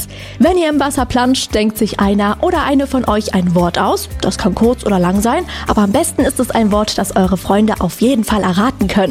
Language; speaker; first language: German; native; German